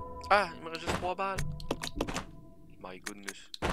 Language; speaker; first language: French; native; French